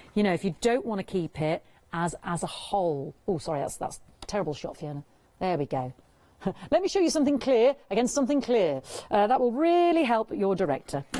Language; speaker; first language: English; native; English